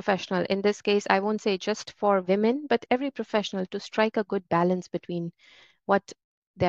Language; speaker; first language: English; non-native, local second language; Hindi